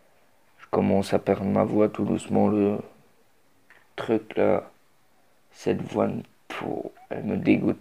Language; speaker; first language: French; native; French